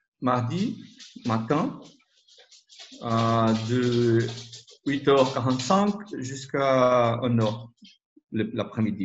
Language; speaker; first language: French; non-native, learner; Portuguese